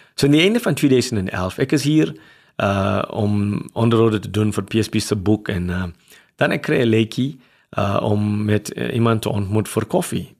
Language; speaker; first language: Afrikaans; non-native, local second language; English